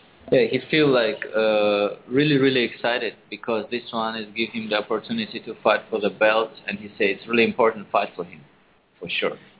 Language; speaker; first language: English; non-native, fluent; Chinese